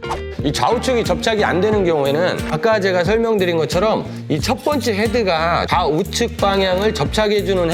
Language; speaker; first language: Korean; native; Korean